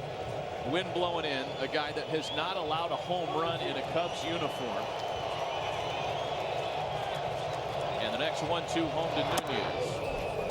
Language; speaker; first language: English; native; English